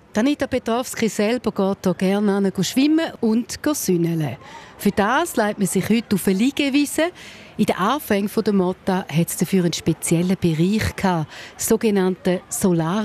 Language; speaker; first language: German; native; German